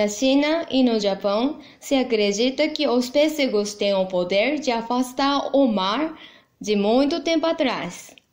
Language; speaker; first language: Portuguese; non-native, learner; Japanese